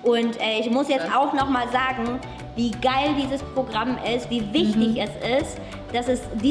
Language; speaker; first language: German; native; German